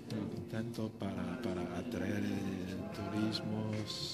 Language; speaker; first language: Spanish; non-native, fluent; Chinese